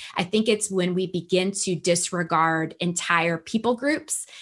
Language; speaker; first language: English; native; English